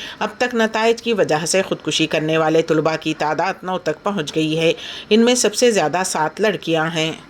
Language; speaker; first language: Urdu; native; Urdu